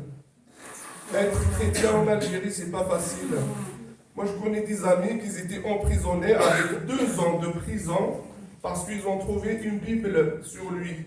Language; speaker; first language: French; non-native, local second language; Kabyle